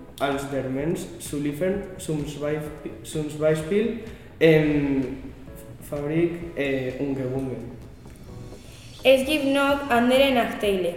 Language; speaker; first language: German; non-native, learner; Spanish